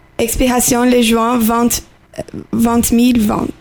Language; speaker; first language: French; non-native, learner; Portuguese